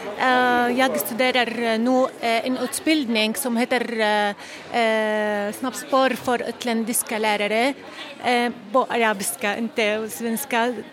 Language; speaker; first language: Swedish; non-native, learner; Arabic